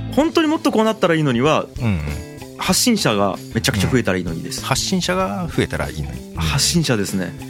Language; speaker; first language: Japanese; native; Japanese